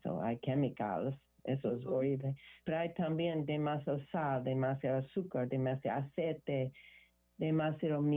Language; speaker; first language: Spanish; non-native, learner; English